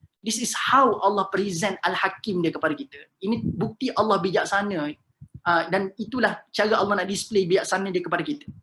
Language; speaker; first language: Malay; native; Malay